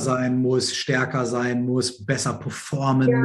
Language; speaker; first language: German; native; German